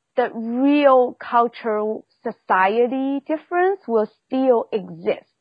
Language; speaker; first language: English; non-native, fluent; Chinese